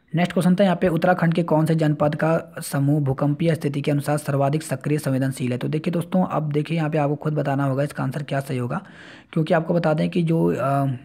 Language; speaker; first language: Hindi; native; Hindi